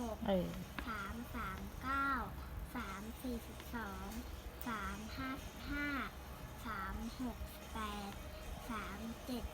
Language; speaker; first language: Thai; native; Thai